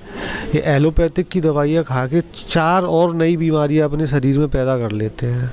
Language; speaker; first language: Hindi; native; Hindi